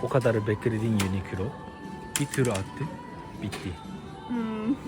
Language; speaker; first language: Turkish; early bilingual, heritage; Turkish